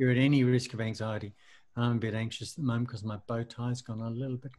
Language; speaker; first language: English; native; English